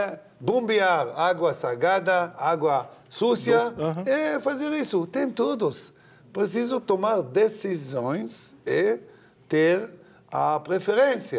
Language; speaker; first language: Portuguese; non-native, learner; Hebrew